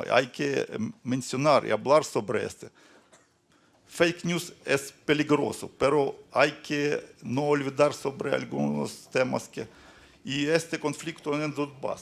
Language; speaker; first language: Spanish; non-native, learner; Ukrainian